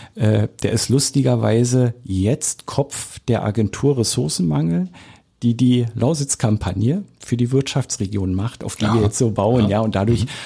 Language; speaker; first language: German; native; German